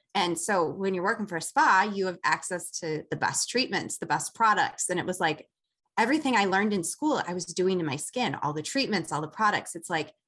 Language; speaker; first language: English; native; English